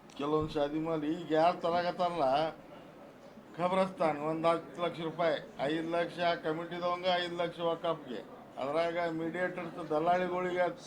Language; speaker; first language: Kannada; non-native, local second language; Urdu